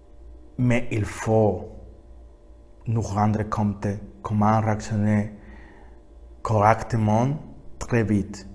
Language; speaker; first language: French; non-native, learner; Spanish